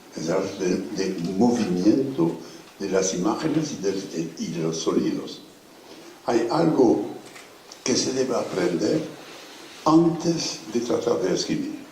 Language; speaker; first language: Spanish; non-native, fluent; French